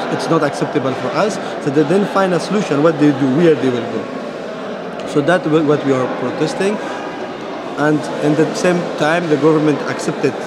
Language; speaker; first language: English; non-native, fluent; Persian